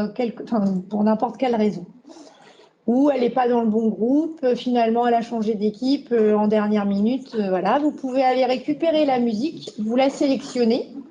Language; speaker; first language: French; native; French